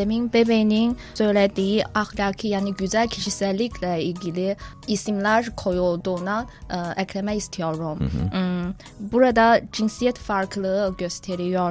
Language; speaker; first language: Turkish; non-native, fluent; Chinese